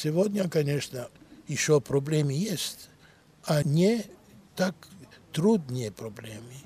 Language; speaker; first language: Russian; non-native, learner; Greek